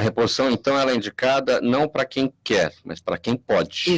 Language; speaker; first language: Portuguese; native; Portuguese